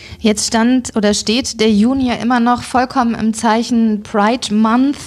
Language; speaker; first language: German; native; German